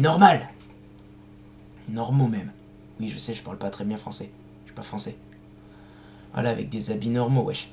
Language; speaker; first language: French; native; French